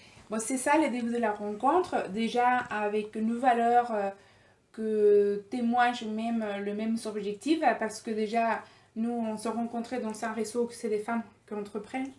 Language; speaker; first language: French; non-native, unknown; Spanish